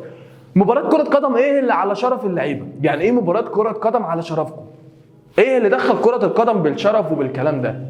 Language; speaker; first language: Arabic; native; Arabic